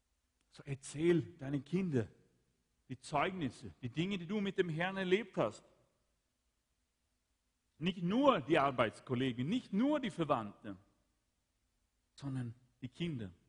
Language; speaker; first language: German; non-native, fluent; Swedish